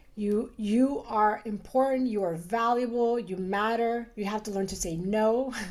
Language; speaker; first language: English; early bilingual, other home language; Spanish